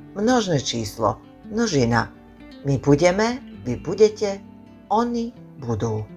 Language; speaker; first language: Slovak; non-native, fluent; Serbian